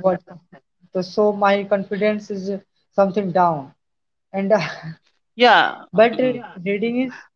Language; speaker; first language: English; non-native, learner; Hindi